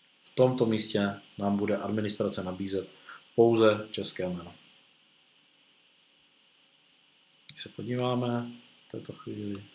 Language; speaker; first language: Czech; native; Czech